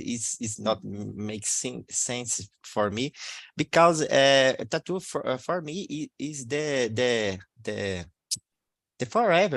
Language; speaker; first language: English; non-native, learner; Portuguese